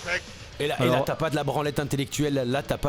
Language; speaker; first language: French; native; French